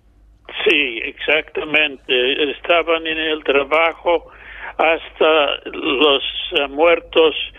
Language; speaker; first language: Spanish; non-native, fluent; English